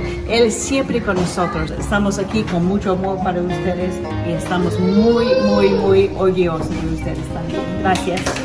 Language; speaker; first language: Spanish; non-native, learner; English